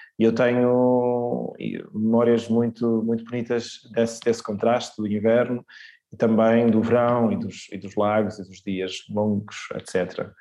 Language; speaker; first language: Portuguese; early bilingual, heritage; Portuguese